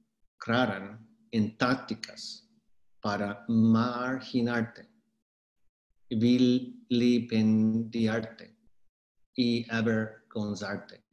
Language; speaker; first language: Spanish; non-native, fluent; English